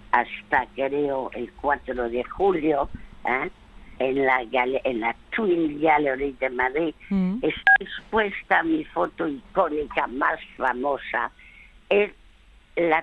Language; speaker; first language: Spanish; early bilingual, other home language; French